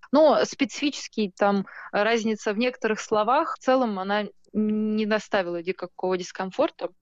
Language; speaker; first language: Russian; native; Russian